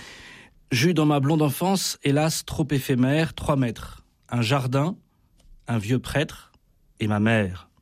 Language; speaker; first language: French; native; French